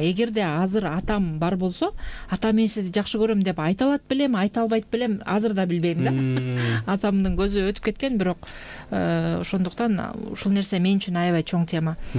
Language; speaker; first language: Kyrgyz; native; Kyrgyz